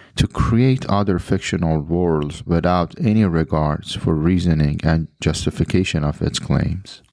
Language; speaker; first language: English; non-native, fluent; Persian